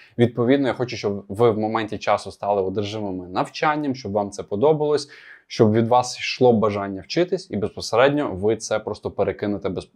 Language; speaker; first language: Ukrainian; non-native, local second language; Russian